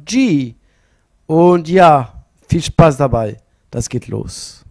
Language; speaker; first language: German; non-native, learner; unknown